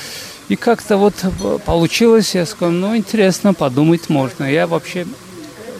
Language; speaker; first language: Russian; non-native, fluent; Azerbaijani